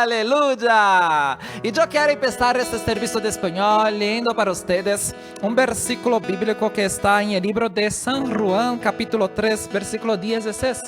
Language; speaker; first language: Spanish; non-native, learner; Portuguese